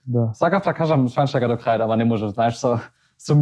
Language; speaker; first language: Macedonian; early bilingual, heritage; German